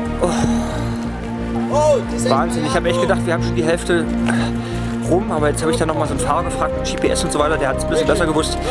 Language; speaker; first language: German; native; German